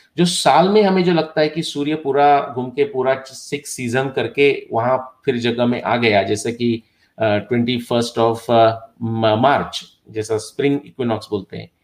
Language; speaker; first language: Hindi; non-native, local second language; Marathi